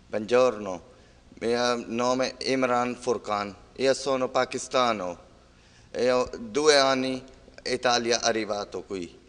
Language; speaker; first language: Italian; non-native, learner; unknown